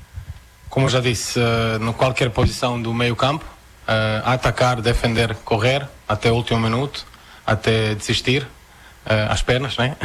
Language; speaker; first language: Portuguese; non-native, fluent; Croatian